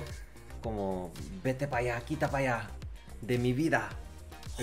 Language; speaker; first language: Spanish; non-native, learner; Korean